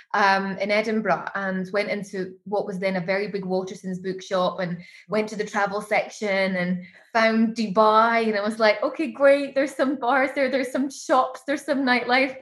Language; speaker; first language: English; native; English